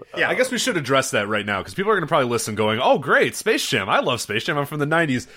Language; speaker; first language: English; native; English